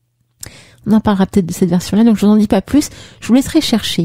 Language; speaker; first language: French; native; French